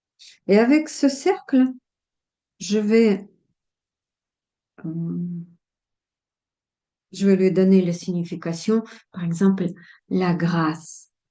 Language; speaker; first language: French; non-native, fluent; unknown